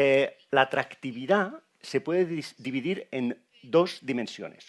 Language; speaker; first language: Spanish; native; Spanish